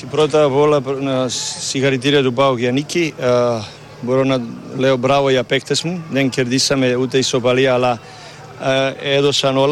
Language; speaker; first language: Greek; non-native, learner; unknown